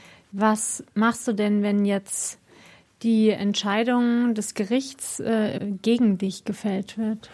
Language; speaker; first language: German; native; German